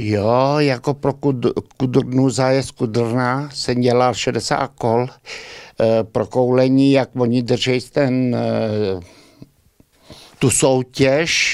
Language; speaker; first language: Czech; early bilingual, heritage; Czech